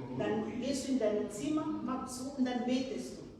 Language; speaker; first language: German; non-native, fluent; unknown